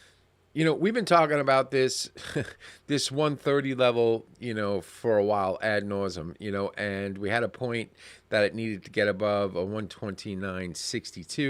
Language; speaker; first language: English; native; English